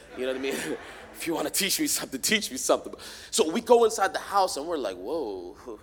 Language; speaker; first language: English; native; English